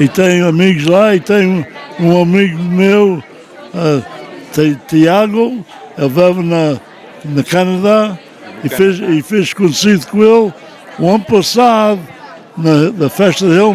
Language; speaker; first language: Portuguese; early bilingual, heritage; Portuguese